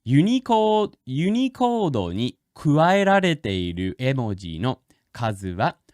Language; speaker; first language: Japanese; non-native, fluent; English